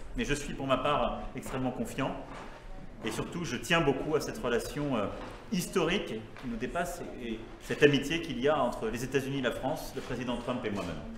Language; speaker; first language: French; native; French